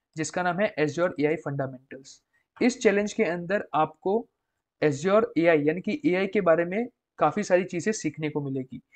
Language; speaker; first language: Hindi; non-native, local second language; Gujarati